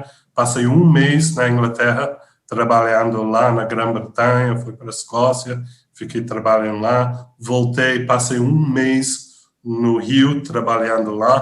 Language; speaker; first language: Portuguese; non-native, fluent; English